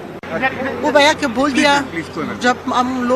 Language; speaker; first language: Hindi; non-native, learner; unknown